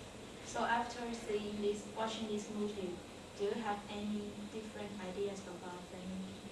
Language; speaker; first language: English; non-native, learner; Chinese